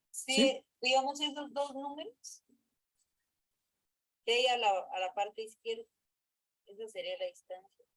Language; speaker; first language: Spanish; native; Spanish